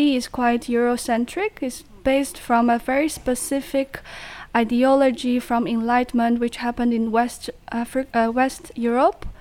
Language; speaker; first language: English; non-native, fluent; Chinese